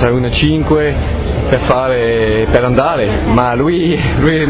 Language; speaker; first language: Italian; non-native, learner; French